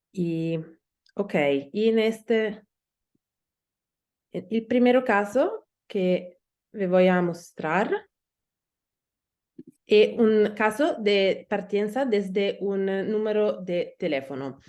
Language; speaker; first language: Spanish; non-native, learner; Italian